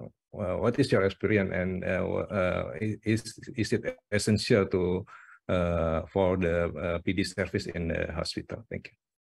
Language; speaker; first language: English; non-native, fluent; Indonesian